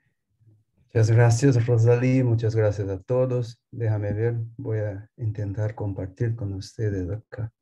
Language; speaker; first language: Spanish; non-native, fluent; Portuguese